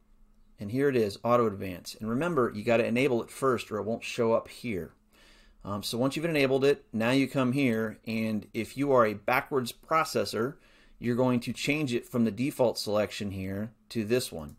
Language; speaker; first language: English; native; English